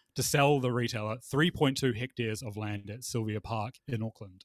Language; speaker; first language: English; native; English